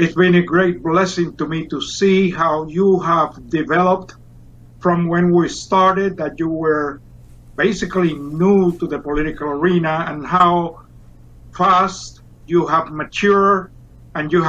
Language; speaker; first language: English; non-native, fluent; Spanish